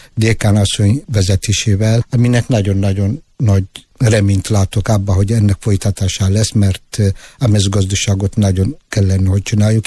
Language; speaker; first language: Hungarian; non-native, fluent; Tigrinya